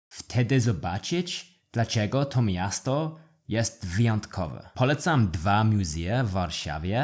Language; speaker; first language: Polish; non-native, learner; English